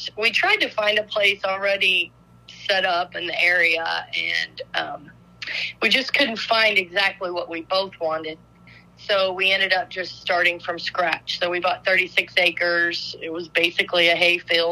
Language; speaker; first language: English; native; English